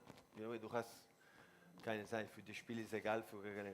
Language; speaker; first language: German; non-native, learner; Spanish